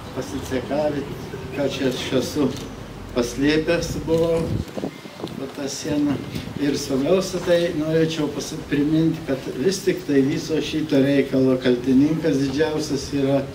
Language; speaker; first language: Lithuanian; native; Lithuanian